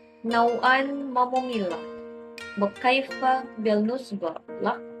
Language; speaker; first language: Arabic; non-native, learner; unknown